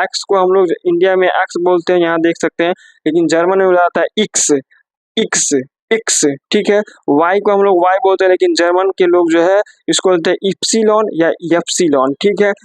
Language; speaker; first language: Hindi; native; Hindi